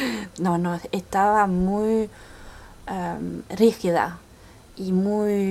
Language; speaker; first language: Spanish; early bilingual, heritage; French